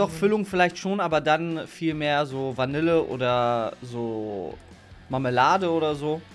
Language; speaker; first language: German; native; German